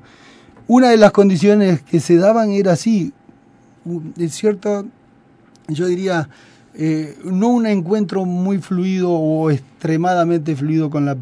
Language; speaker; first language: Spanish; native; Spanish